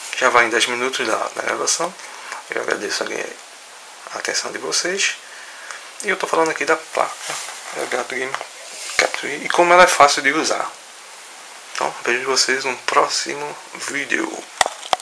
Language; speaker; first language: Portuguese; native; Portuguese